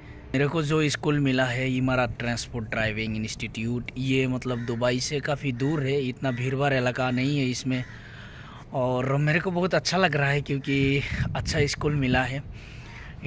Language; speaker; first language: Hindi; non-native, local second language; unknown